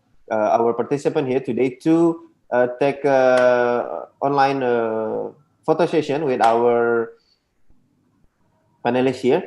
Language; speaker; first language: English; non-native, local second language; Indonesian